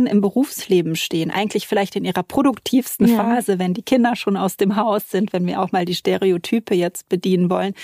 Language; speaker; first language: German; native; German